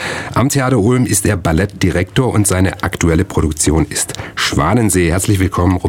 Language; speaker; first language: German; native; German